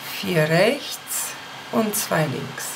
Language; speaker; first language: German; non-native, fluent; Polish